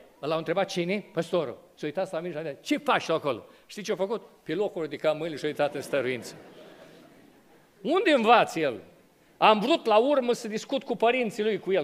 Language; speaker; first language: Romanian; native; Romanian